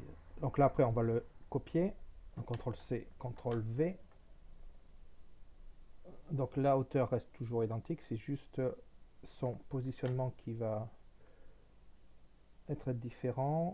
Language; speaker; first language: French; native; French